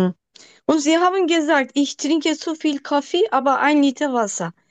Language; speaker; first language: German; non-native, learner; Turkish